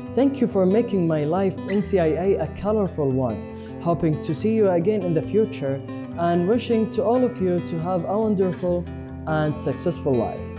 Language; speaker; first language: English; non-native, fluent; Arabic